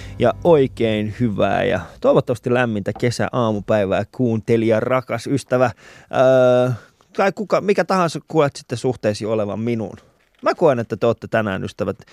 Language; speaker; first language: Finnish; early bilingual, other home language; Persian